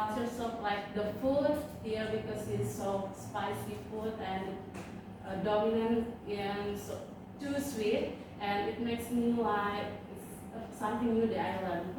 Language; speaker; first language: English; non-native, learner; Indonesian